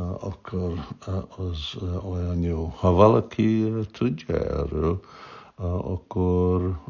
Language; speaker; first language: Hungarian; non-native, fluent; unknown